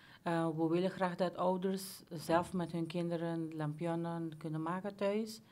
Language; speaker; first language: Dutch; non-native, local second language; Papiamento